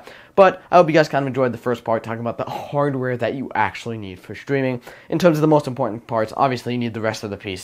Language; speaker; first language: English; native; English